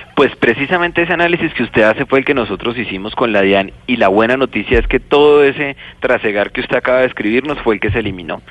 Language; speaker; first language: Spanish; native; Spanish